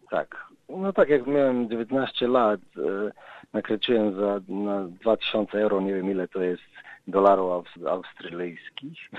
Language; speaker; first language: Polish; non-native, fluent; Slovenian